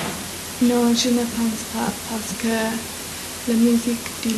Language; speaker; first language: French; non-native, learner; English